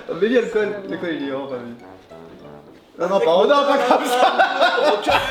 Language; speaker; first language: French; native; French